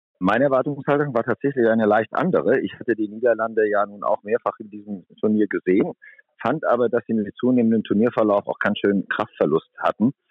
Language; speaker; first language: German; native; German